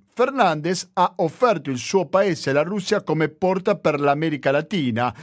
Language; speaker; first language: Italian; non-native, fluent; Spanish